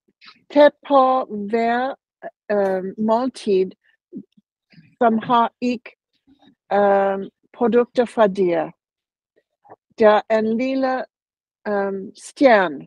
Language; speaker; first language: Danish; non-native, learner; English